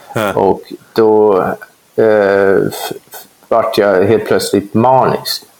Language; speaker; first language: Swedish; non-native, fluent; English